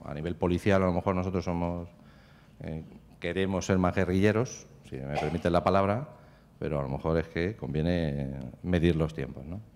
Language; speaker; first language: Spanish; native; Spanish